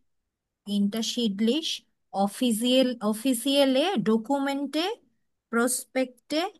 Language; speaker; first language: German; non-native, learner; Bangla